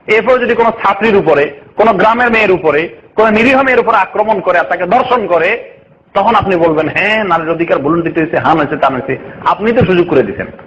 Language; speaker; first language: Bangla; native; Bangla